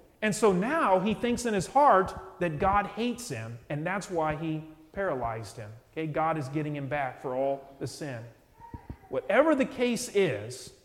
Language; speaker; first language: English; native; English